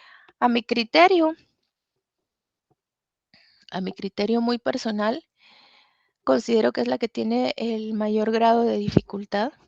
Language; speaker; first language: Spanish; native; Spanish